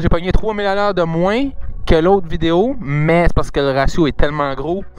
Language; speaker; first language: French; native; French